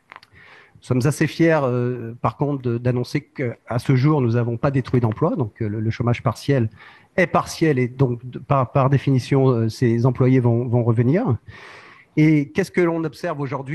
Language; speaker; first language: French; native; French